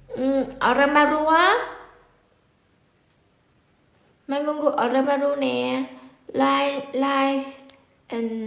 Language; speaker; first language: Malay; non-native, learner; Vietnamese